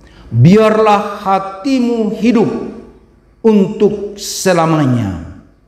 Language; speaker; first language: Indonesian; non-native, local second language; Batak Toba